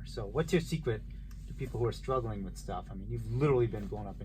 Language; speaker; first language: English; native; English